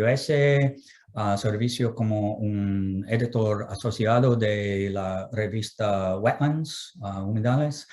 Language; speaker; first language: Spanish; non-native, fluent; English